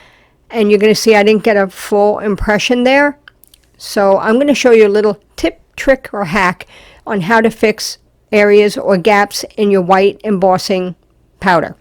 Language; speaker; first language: English; native; English